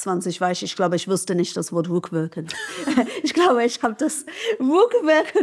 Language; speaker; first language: German; non-native, fluent; English